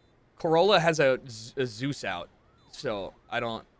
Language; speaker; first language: English; native; English